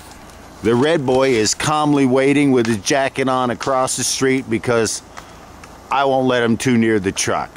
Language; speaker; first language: English; native; English